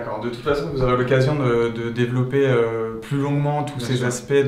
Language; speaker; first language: French; native; French